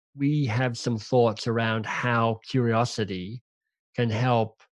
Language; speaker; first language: English; native; English